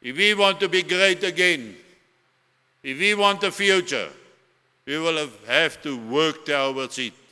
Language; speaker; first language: English; non-native, local second language; Afrikaans